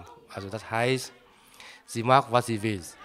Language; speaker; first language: German; non-native, learner; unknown